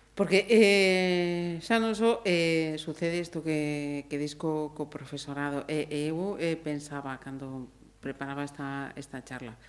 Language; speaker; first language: Galician; non-native, local second language; Spanish